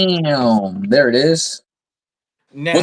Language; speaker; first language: English; native; English